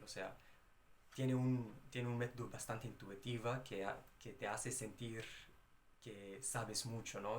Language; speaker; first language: Spanish; non-native, fluent; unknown